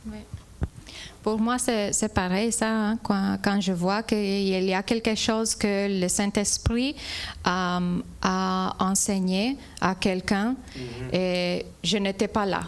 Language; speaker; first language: French; non-native, fluent; English